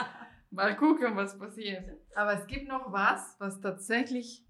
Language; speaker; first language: German; non-native, fluent; Spanish